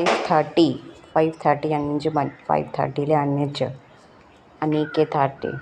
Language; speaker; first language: Malayalam; non-native, learner; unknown